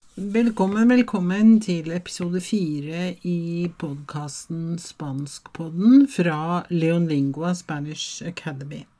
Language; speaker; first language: Norwegian; non-native, fluent; Spanish